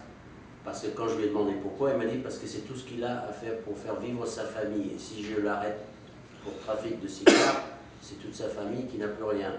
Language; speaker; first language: French; native; French